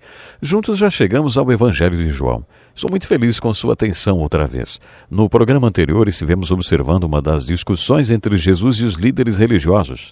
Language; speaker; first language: Portuguese; native; Portuguese